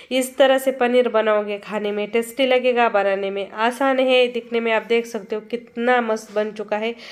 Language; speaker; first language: Hindi; non-native, local second language; Marathi